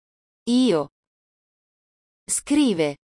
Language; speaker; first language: Italian; non-native, learner; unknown